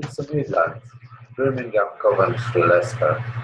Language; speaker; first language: English; non-native, learner; Polish